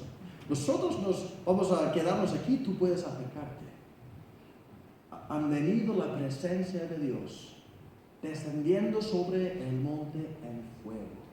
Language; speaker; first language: Spanish; non-native, fluent; Icelandic